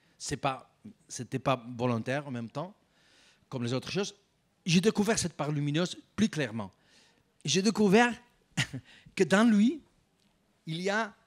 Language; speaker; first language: French; non-native, fluent; Spanish